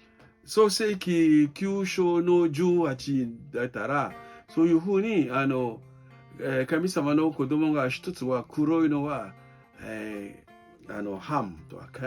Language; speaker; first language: Japanese; non-native, fluent; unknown